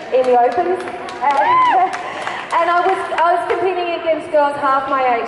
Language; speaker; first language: English; native; English